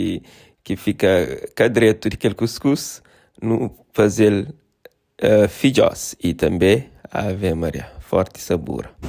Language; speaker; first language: Portuguese; non-native, local second language; Kabuverdianu